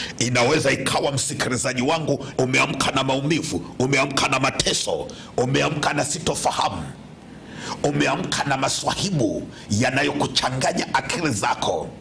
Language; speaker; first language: Swahili; native; Swahili